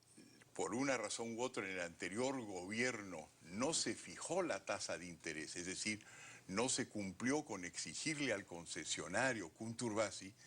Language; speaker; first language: Spanish; native; Spanish